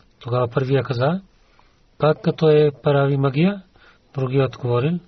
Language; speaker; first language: Bulgarian; non-native, learner; Urdu